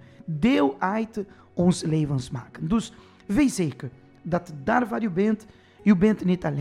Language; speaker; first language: Dutch; non-native, fluent; Portuguese